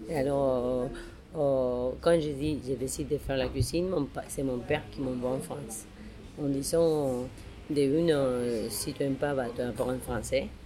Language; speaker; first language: French; non-native, fluent; Spanish